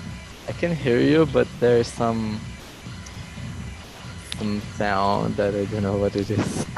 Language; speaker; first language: English; non-native, fluent; Portuguese